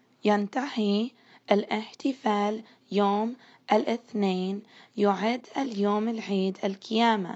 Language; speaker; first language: Arabic; non-native, learner; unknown